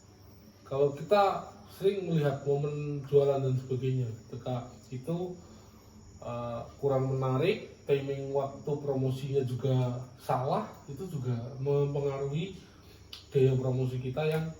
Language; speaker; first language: Indonesian; native; Indonesian